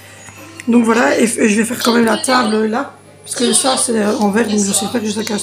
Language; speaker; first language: French; native; French